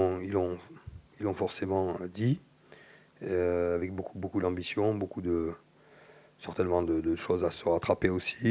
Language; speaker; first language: French; native; French